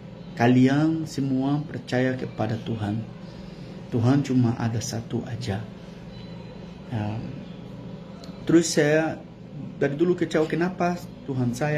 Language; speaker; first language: Indonesian; non-native, fluent; Portuguese